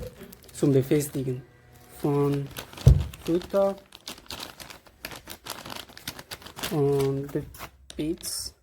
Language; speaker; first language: German; non-native, learner; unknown